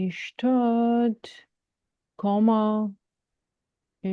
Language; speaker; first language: German; non-native, fluent; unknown